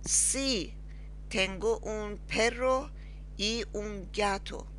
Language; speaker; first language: Spanish; non-native, learner; Persian